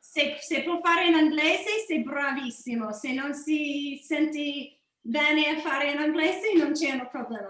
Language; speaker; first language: Italian; non-native, learner; English